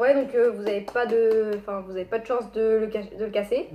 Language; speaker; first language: French; native; French